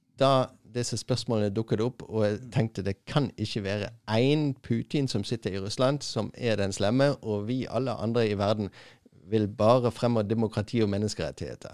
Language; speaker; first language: Norwegian; non-native, fluent; German